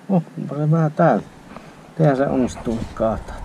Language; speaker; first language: Finnish; native; Finnish